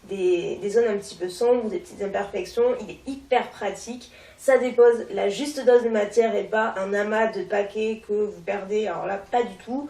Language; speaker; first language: French; native; French